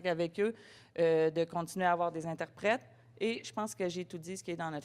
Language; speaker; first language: French; native; French